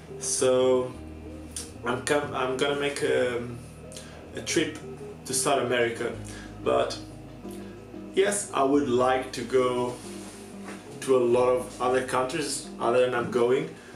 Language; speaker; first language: English; non-native, fluent; Portuguese